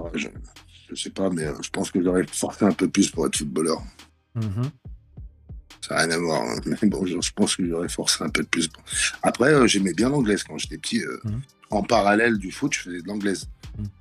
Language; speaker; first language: French; native; French